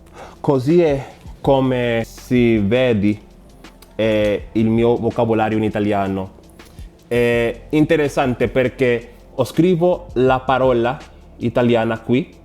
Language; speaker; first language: Italian; non-native, learner; Spanish